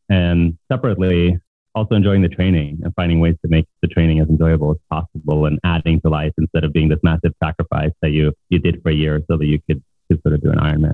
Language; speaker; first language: English; non-native, fluent; Norwegian